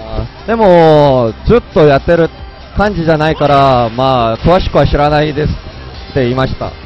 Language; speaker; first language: Japanese; non-native, fluent; Korean